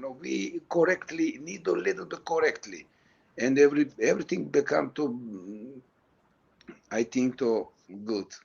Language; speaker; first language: English; non-native, learner; Georgian